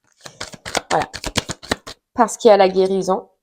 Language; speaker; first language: French; native; French